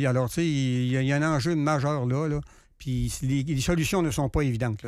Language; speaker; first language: French; native; French